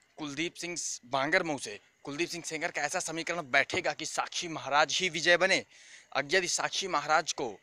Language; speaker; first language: Hindi; native; Hindi